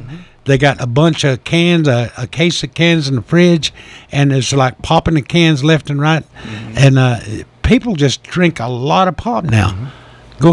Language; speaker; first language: English; native; English